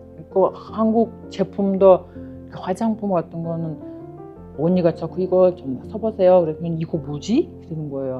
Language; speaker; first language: Korean; non-native, fluent; Kyrgyz